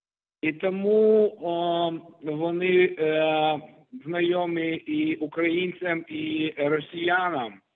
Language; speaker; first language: Ukrainian; non-native, local second language; Russian